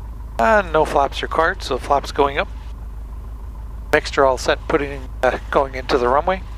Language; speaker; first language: English; native; English